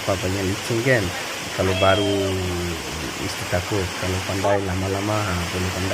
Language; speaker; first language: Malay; non-native, learner; Bangla